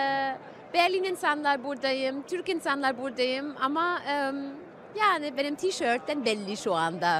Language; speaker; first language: Turkish; early bilingual, heritage; German